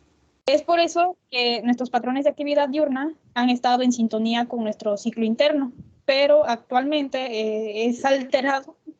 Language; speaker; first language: Spanish; native; Spanish